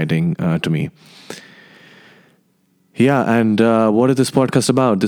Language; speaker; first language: English; non-native, local second language; Hindi